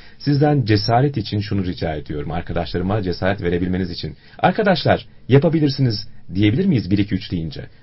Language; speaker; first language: Turkish; native; Turkish